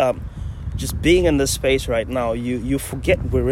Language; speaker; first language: English; non-native, local second language; Shona